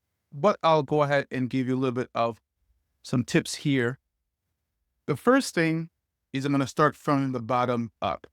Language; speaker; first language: English; native; English